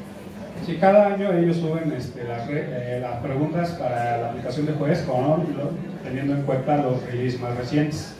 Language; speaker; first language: Spanish; native; Spanish